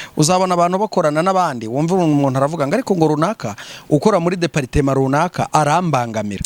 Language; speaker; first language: Kinyarwanda; native; Kinyarwanda